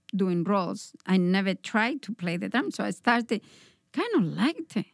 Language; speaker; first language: English; non-native, fluent; Spanish